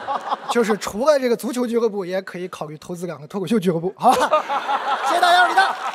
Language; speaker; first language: Chinese; native; Chinese